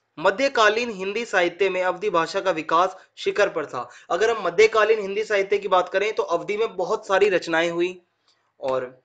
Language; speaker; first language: Hindi; native; Hindi